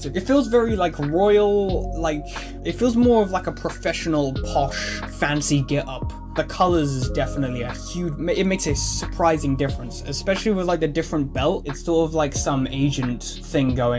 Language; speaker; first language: English; native; English